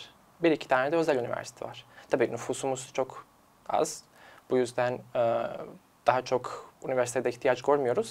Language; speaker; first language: Turkish; non-native, fluent; Serbian